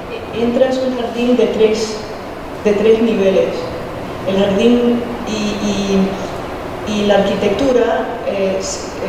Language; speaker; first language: Spanish; early bilingual, heritage; Spanish